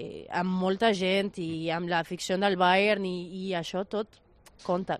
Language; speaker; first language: Catalan; non-native, fluent; Spanish